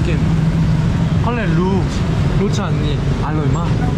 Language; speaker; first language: Thai; non-native, learner; Korean